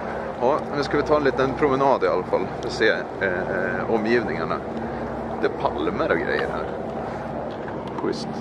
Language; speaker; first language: Swedish; native; Swedish